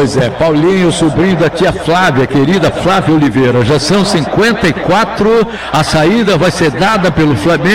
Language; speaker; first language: Portuguese; native; Portuguese